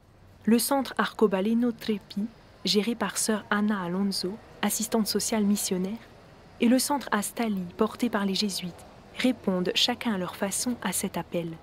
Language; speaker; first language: French; native; French